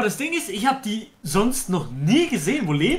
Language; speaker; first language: German; native; German